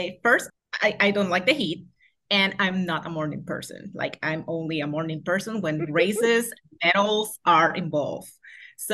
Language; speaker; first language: English; non-native, fluent; Spanish